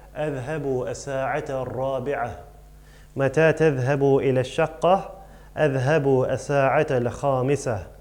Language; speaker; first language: Arabic; non-native, fluent; English